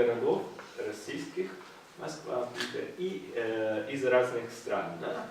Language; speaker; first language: Russian; non-native, fluent; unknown